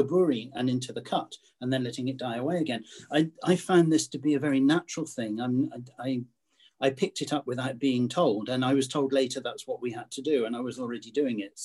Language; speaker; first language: English; native; English